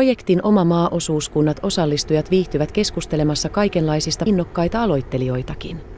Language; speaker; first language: Finnish; native; Finnish